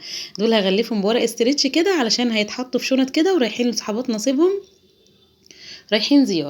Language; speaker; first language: Arabic; native; Arabic